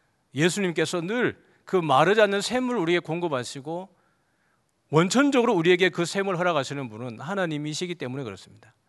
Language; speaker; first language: Korean; native; Korean